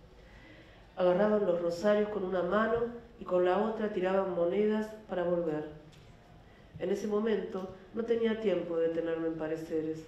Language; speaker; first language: Spanish; native; Spanish